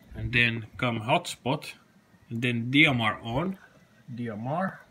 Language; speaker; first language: English; non-native, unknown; Finnish